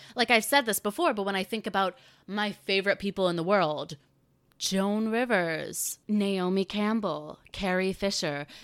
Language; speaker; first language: English; native; English